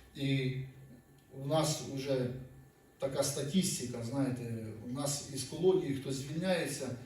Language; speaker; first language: Ukrainian; native; Ukrainian